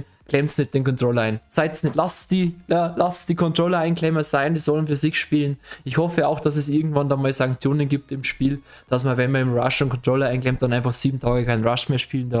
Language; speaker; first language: German; native; German